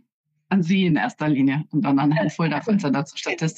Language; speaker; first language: German; native; German